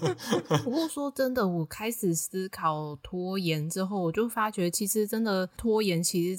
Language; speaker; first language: Chinese; native; Chinese